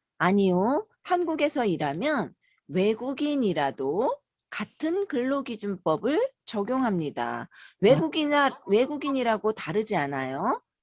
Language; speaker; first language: Korean; native; Korean